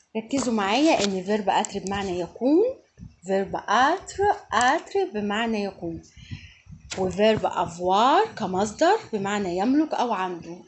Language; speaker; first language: Arabic; native; Arabic